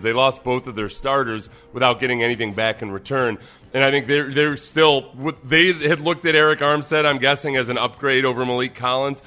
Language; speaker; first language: English; native; English